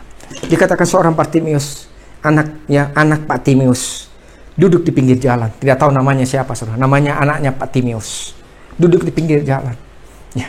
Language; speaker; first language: Indonesian; native; Indonesian